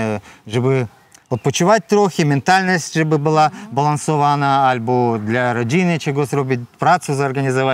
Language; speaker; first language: Polish; non-native, learner; Russian